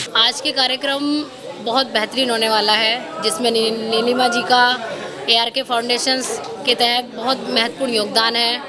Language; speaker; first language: Hindi; native; Hindi